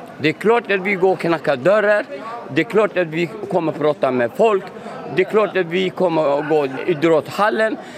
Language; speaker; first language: Swedish; non-native, fluent; Somali